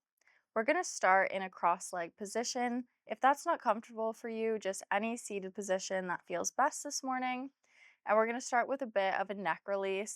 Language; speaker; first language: English; native; English